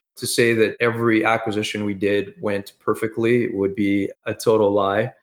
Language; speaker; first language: English; native; English